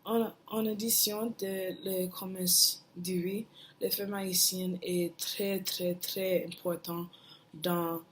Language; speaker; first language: French; non-native, learner; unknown